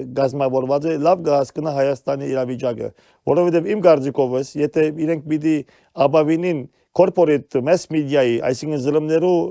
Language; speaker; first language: Armenian; early bilingual, heritage; Armenian